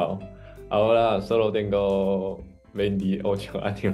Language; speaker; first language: Spanish; non-native, fluent; Chinese